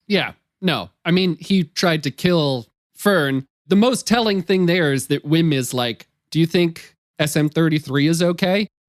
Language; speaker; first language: English; native; English